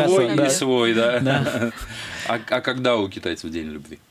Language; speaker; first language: Russian; native; Russian